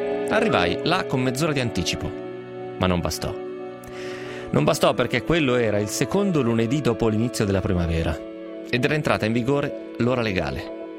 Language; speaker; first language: Italian; native; Italian